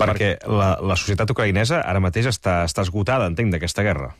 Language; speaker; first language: Catalan; native; Catalan